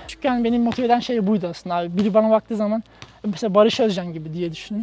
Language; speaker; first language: Turkish; native; Turkish